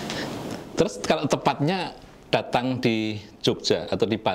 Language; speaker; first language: Indonesian; native; Indonesian